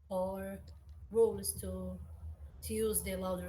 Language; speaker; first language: English; non-native, learner; Portuguese